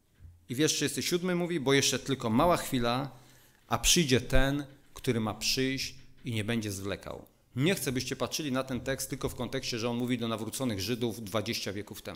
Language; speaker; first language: Polish; native; Polish